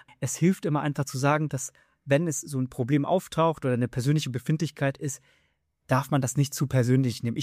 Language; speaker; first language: German; early bilingual, other home language; Vietnamese